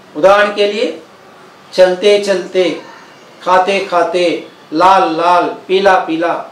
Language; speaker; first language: Hindi; non-native, local second language; Telugu